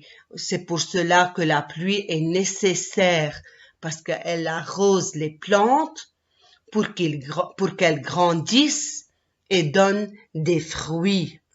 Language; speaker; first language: French; non-native, local second language; Arabic